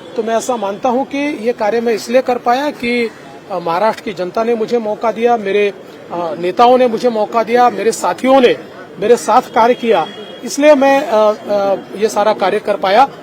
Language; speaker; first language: Hindi; non-native, local second language; Marathi